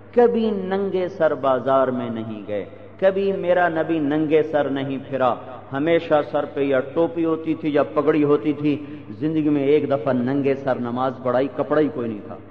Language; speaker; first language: Urdu; non-native, local second language; Punjabi